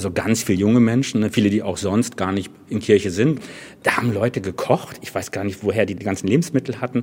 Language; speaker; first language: German; native; German